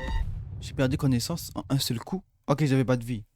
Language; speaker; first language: French; native; French